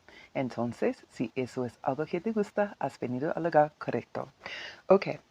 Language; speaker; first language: Spanish; non-native, learner; English